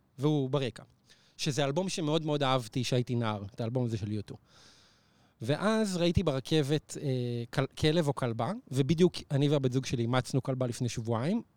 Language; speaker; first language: Hebrew; native; Hebrew